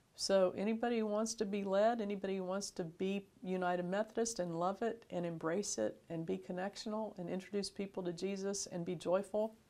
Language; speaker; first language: English; native; English